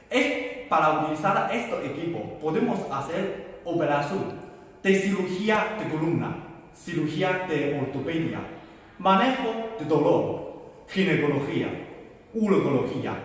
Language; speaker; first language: Spanish; non-native, learner; Chinese